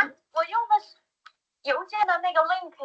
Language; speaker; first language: Chinese; native; Chinese